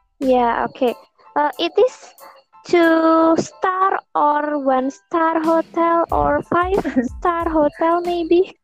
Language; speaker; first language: English; non-native, learner; Indonesian